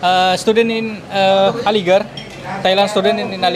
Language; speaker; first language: English; non-native, learner; Indonesian